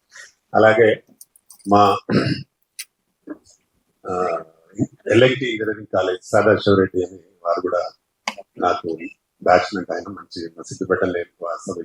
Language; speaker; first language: Telugu; native; Telugu